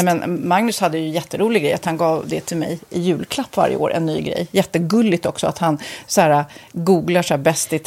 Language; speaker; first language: Swedish; native; Swedish